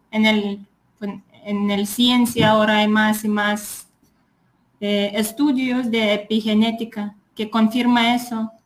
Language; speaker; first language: Spanish; non-native, fluent; Lithuanian